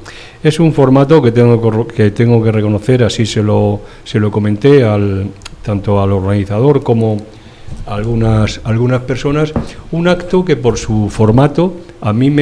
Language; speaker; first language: Spanish; native; Spanish